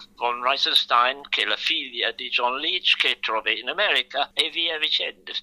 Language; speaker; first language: Italian; non-native, fluent; English